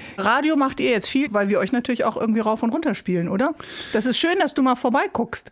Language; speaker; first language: German; native; German